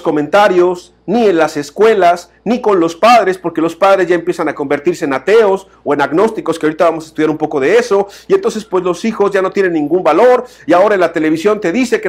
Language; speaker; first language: Spanish; native; Spanish